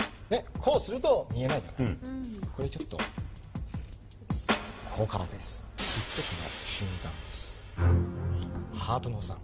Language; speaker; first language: Japanese; non-native, fluent; Chinese